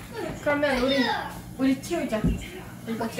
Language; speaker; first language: Korean; non-native, learner; Khmer